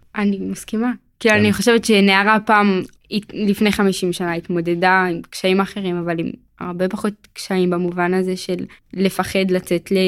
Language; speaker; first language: Hebrew; native; Hebrew